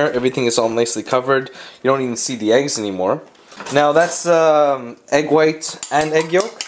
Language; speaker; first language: English; early bilingual, other home language; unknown